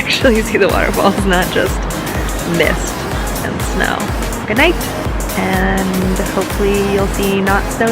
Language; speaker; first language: English; native; English